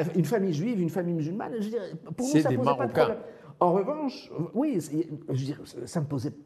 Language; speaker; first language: French; non-native, local second language; Arabic